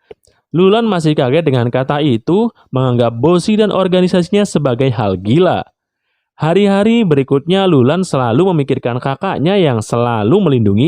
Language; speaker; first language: Indonesian; native; Indonesian